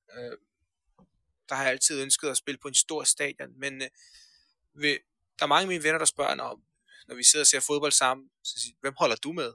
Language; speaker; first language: Danish; early bilingual, other home language; Persian